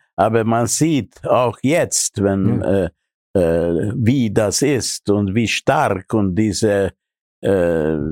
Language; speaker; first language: German; non-native, fluent; Hungarian